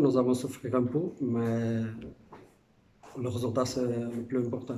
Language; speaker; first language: French; non-native, fluent; Portuguese